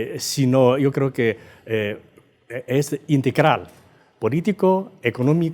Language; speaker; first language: Spanish; non-native, fluent; Chinese